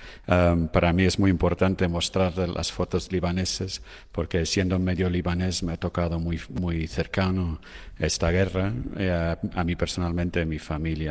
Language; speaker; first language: Spanish; non-native, fluent; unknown